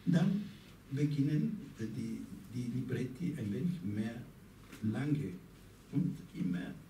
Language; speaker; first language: German; non-native, learner; Italian